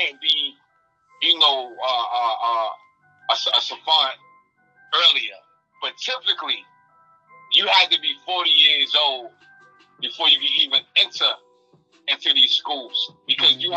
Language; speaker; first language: English; native; English